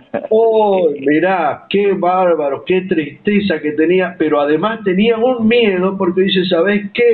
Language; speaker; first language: Spanish; native; Spanish